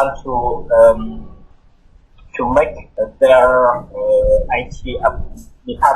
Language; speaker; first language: English; non-native, learner; Vietnamese